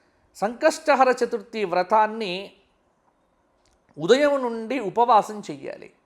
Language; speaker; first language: Telugu; native; Telugu